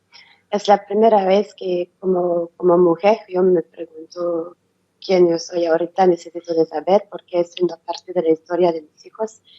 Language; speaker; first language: Spanish; non-native, learner; French